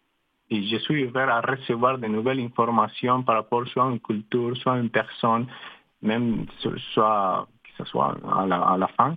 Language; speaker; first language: French; non-native, fluent; Spanish